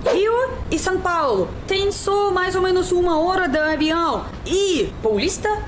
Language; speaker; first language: Portuguese; non-native, learner; Russian